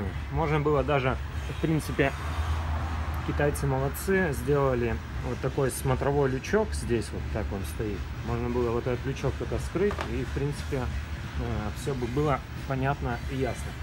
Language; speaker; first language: Russian; native; Russian